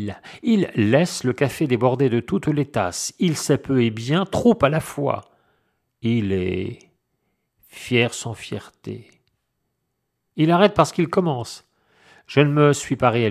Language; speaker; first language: French; native; French